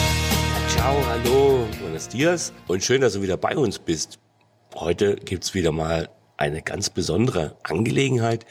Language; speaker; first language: German; native; German